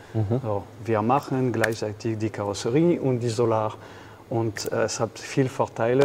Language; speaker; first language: German; non-native, fluent; French